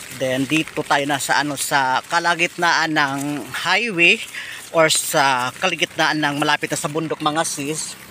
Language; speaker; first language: Filipino; non-native, local second language; Iloko